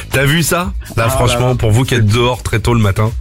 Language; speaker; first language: French; native; French